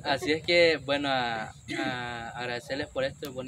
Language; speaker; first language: Spanish; native; Spanish